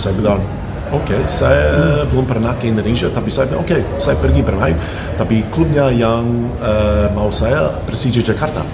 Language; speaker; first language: Indonesian; non-native, fluent; English